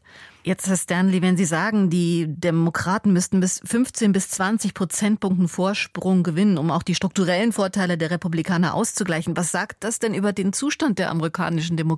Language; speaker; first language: German; native; German